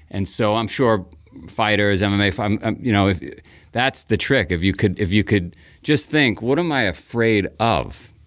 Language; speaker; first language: English; native; English